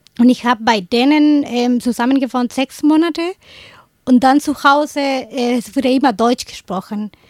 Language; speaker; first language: German; non-native, fluent; Spanish